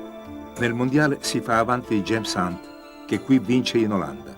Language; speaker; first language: Italian; native; Italian